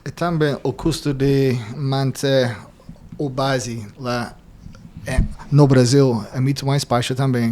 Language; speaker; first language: Portuguese; non-native, fluent; English